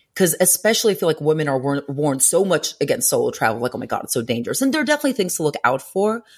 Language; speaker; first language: English; early bilingual, other home language; Greek